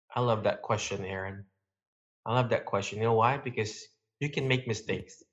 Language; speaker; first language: English; non-native, local second language; Filipino